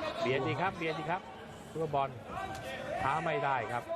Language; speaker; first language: Thai; native; Thai